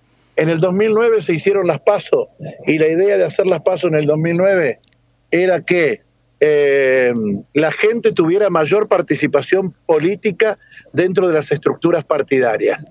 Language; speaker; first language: Spanish; native; Spanish